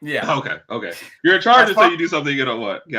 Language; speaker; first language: English; native; English